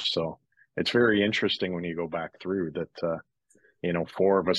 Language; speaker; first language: English; native; English